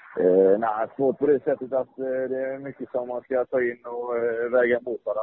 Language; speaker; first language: Swedish; native; Swedish